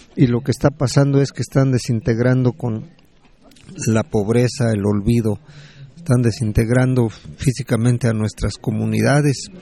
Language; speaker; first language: Spanish; native; Spanish